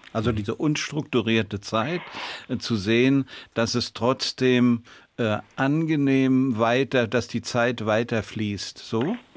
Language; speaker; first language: German; native; German